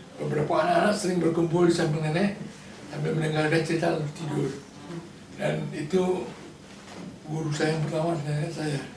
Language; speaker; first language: Indonesian; non-native, local second language; Balinese